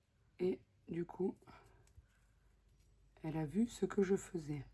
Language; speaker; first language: French; native; French